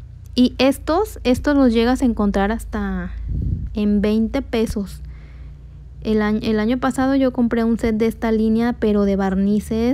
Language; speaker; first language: Spanish; native; Spanish